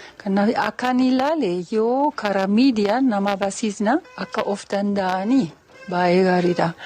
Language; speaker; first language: Oromo; non-native, fluent; German